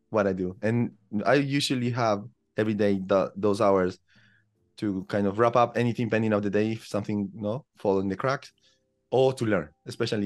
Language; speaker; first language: English; non-native, fluent; Spanish